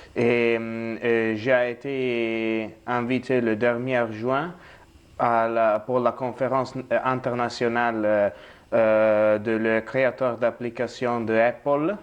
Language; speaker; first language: French; non-native, learner; Italian